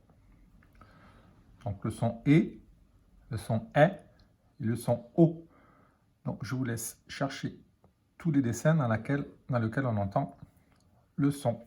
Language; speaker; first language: French; native; French